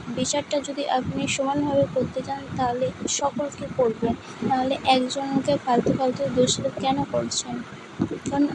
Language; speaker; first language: Bangla; non-native, local second language; Santali